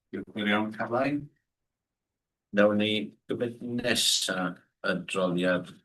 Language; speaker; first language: Welsh; non-native, learner; English